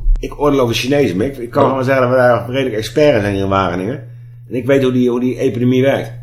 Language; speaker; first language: Dutch; native; Dutch